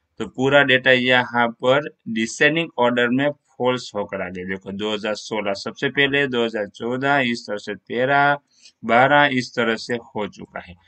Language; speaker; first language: Hindi; non-native, local second language; Gujarati